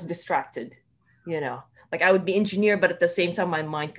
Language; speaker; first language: English; non-native, local second language; Filipino